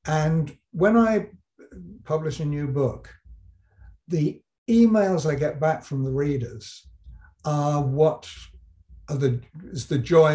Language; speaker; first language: English; native; English